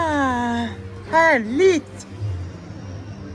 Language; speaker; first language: Swedish; non-native, learner; Mongolian